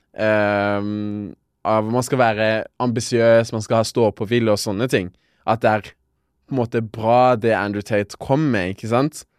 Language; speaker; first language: Norwegian; early bilingual, other home language; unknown